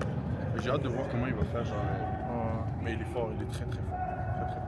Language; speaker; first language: French; native; French